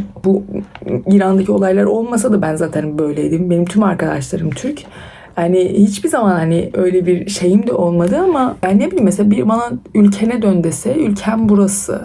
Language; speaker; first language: Turkish; early bilingual, other home language; Persian